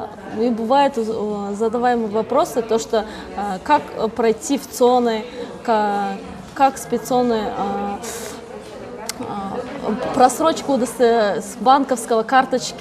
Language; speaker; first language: Russian; non-native, local second language; Kazakh